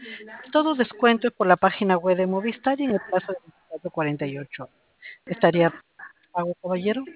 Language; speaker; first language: Spanish; native; Spanish